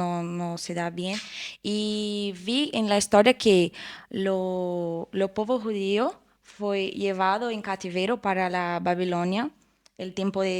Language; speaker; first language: Spanish; non-native, fluent; Portuguese